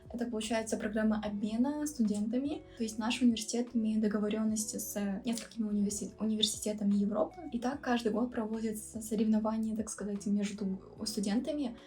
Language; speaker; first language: Russian; early bilingual, heritage; Russian